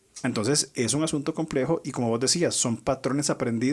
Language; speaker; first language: Spanish; native; Spanish